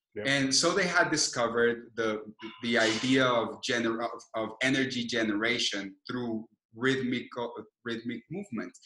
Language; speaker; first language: English; non-native, fluent; Spanish